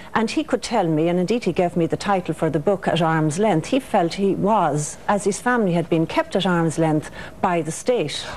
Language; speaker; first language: English; native; English